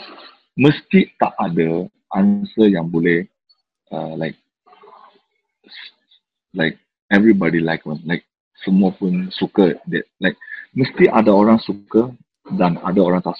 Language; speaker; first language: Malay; non-native, local second language; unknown